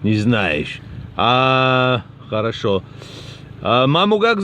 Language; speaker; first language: Russian; non-native, local second language; Abkhazian